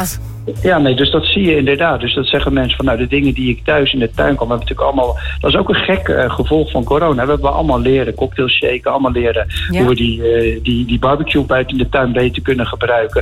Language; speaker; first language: Dutch; native; Dutch